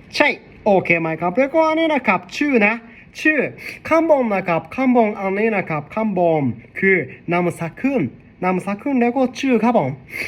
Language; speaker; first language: Thai; non-native, learner; Japanese